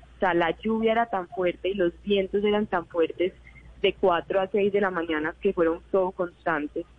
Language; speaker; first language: Spanish; native; Spanish